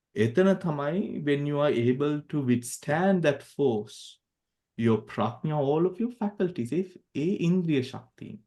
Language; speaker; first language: English; non-native, local second language; Sinhala